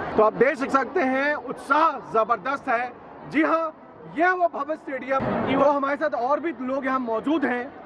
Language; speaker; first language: Hindi; native; Hindi